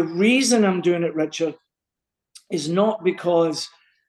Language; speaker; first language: English; native; English